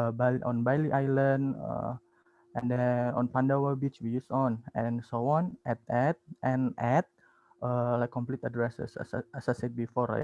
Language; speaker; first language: English; non-native, learner; Indonesian